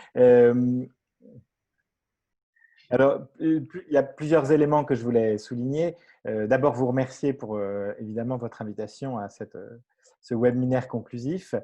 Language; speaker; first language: French; native; French